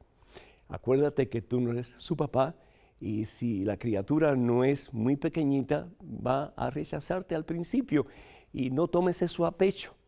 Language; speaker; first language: Spanish; native; Spanish